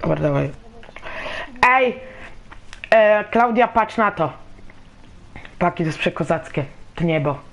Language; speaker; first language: Polish; native; Polish